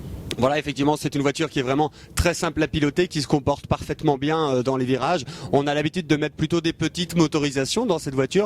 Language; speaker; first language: French; native; French